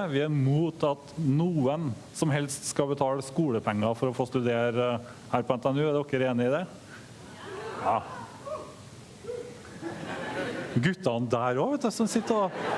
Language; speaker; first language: Norwegian; native; Norwegian